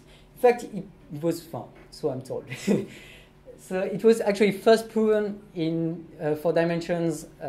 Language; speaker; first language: English; non-native, fluent; French